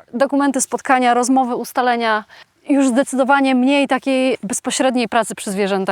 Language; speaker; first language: Polish; native; Polish